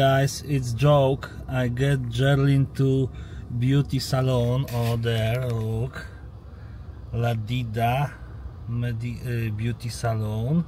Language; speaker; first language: English; non-native, learner; Polish